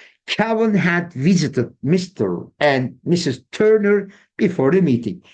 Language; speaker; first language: English; non-native, fluent; Turkish